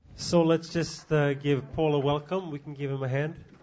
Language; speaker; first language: English; non-native, fluent; Swedish